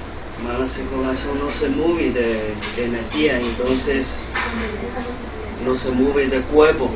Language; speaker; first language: Spanish; non-native, learner; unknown